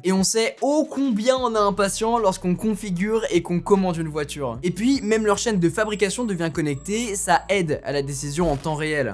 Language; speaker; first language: French; native; French